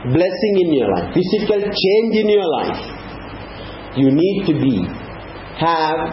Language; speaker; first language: English; non-native, local second language; Tamil